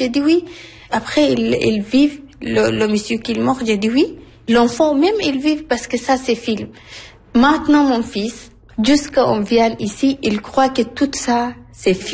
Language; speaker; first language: French; non-native, learner; Arabic